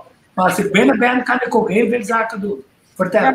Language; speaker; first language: Dutch; non-native, local second language; Papiamento